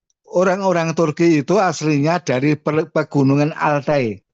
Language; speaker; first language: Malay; non-native, local second language; Javanese